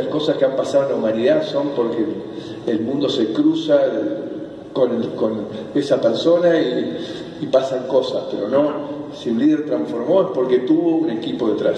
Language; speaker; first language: Spanish; native; Spanish